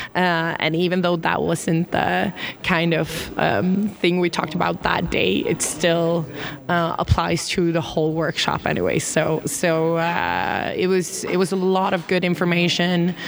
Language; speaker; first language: English; non-native, fluent; Swedish